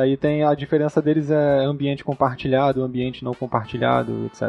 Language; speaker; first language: Portuguese; native; Portuguese